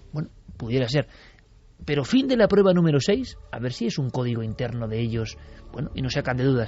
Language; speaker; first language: Spanish; native; Spanish